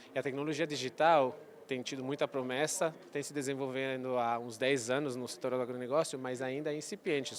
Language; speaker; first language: Portuguese; non-native, fluent; Italian